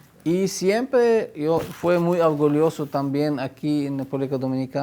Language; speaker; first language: Spanish; non-native, fluent; Hebrew